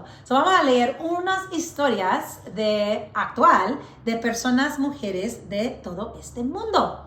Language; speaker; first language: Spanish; early bilingual, heritage; English